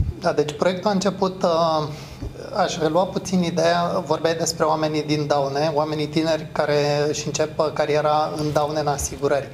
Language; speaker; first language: Romanian; native; Romanian